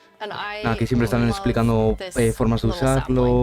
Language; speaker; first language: Spanish; native; Spanish